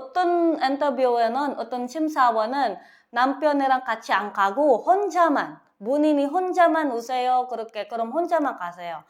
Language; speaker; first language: Korean; non-native, learner; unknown